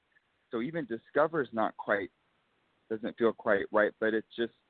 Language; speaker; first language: English; native; English